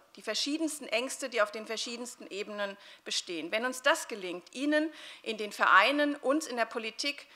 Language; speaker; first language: German; native; German